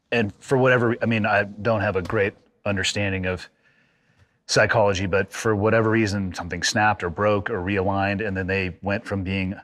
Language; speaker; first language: English; native; English